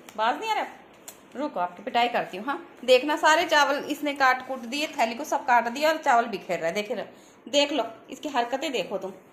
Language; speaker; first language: Hindi; native; Hindi